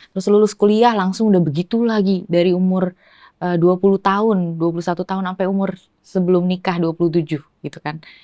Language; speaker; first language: Indonesian; native; Indonesian